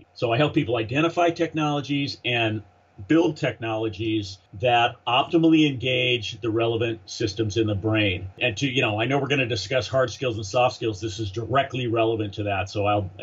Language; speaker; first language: English; native; English